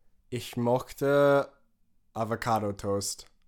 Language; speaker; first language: German; non-native, learner; English